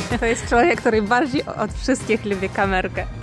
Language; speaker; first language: Polish; non-native, fluent; Ukrainian